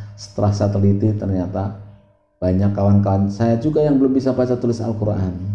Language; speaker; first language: Indonesian; non-native, local second language; Javanese